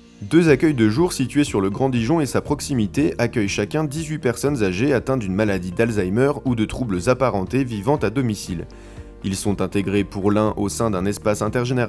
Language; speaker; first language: French; native; French